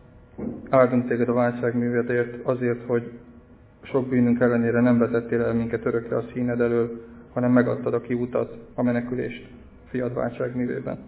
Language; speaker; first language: Hungarian; native; Hungarian